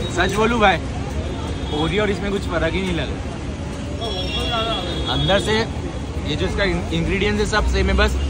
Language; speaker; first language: Hindi; native; Hindi